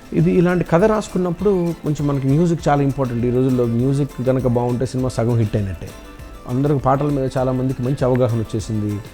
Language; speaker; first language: Telugu; native; Telugu